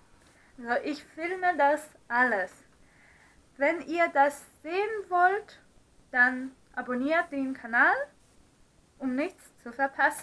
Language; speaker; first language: German; non-native, fluent; Russian